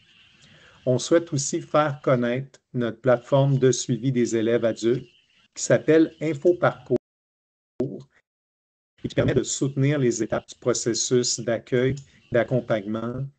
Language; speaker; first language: French; native; French